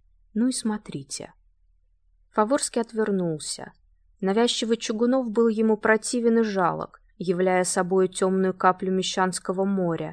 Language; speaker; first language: Russian; native; Russian